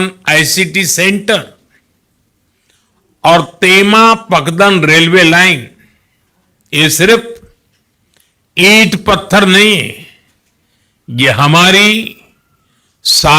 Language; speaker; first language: Hindi; non-native, local second language; Gujarati